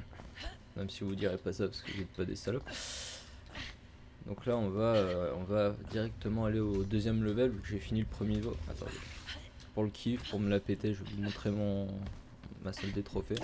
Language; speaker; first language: French; native; French